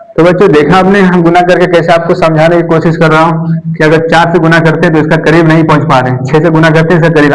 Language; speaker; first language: Hindi; native; Hindi